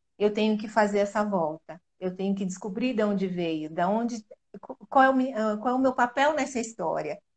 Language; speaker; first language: Portuguese; native; Portuguese